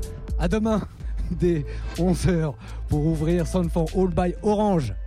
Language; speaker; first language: French; native; French